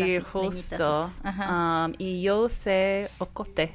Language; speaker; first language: Spanish; non-native, fluent; Persian